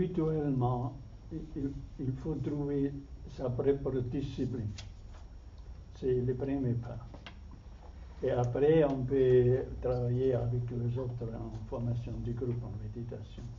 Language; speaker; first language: French; non-native, fluent; German